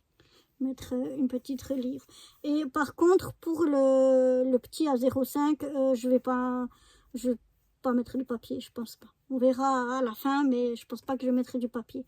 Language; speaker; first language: French; native; French